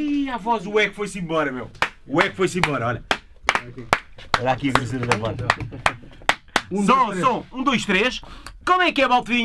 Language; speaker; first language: Portuguese; native; Portuguese